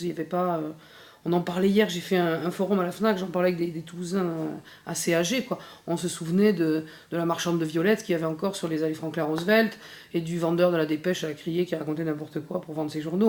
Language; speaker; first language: French; native; French